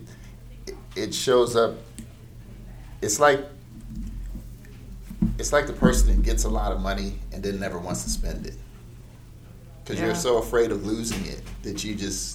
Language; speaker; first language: English; native; English